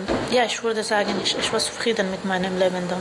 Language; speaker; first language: German; non-native, fluent; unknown